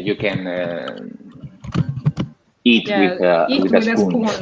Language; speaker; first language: English; non-native, learner; Spanish